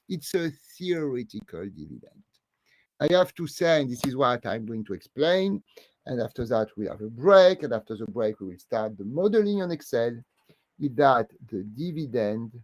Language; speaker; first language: English; non-native, fluent; French